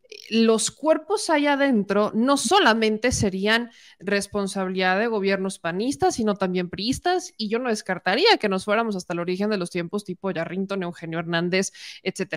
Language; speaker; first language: Spanish; native; Spanish